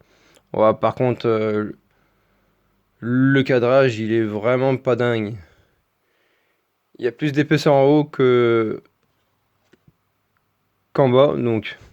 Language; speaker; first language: French; native; French